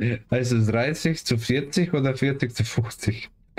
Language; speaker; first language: German; non-native, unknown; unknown